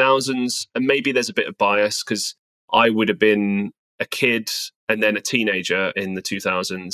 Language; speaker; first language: English; native; English